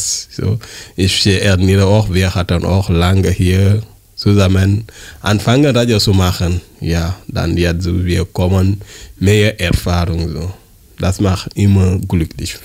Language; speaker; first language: German; non-native, learner; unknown